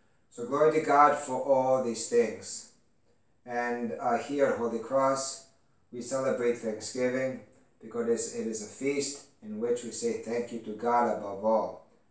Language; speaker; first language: English; early bilingual, other home language; Greek